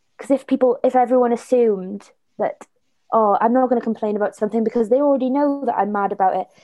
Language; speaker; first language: English; native; English